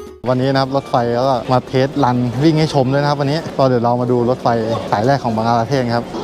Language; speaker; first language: Thai; native; Thai